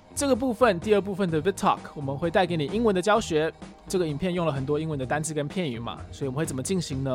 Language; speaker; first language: Chinese; early bilingual, heritage; Chinese